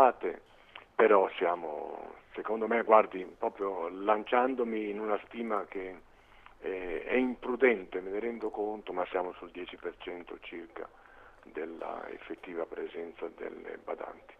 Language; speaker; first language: Italian; native; Italian